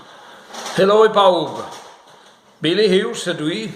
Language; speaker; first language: Welsh; early bilingual, heritage; Welsh